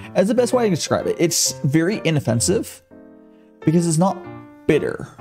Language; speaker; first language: English; native; English